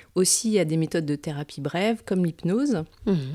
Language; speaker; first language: French; native; French